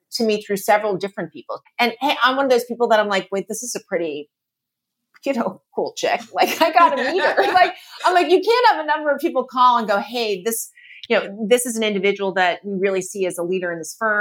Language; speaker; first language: English; native; English